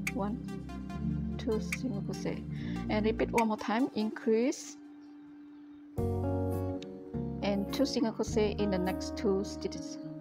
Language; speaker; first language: English; non-native, learner; Indonesian